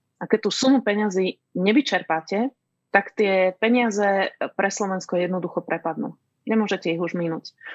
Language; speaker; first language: Slovak; native; Slovak